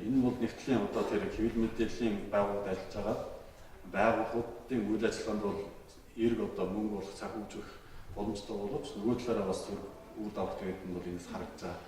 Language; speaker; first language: Mongolian; non-native, local second language; Kazakh